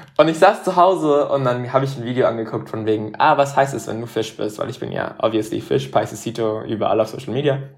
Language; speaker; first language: German; non-native, fluent; Spanish